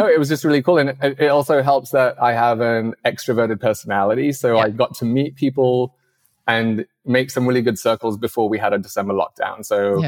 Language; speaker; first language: English; non-native, local second language; Cantonese